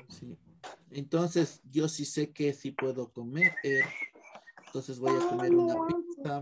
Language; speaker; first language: Spanish; native; Spanish